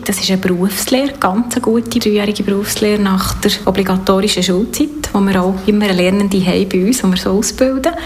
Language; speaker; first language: German; native; German